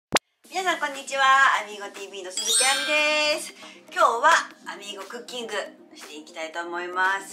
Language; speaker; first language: Japanese; native; Japanese